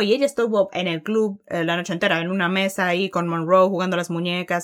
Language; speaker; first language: Spanish; early bilingual, heritage; Spanish